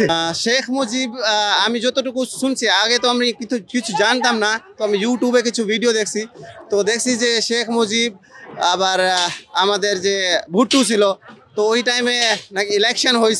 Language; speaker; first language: Bangla; non-native, fluent; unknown